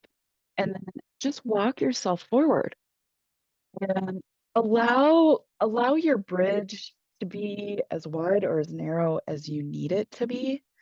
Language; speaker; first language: English; native; English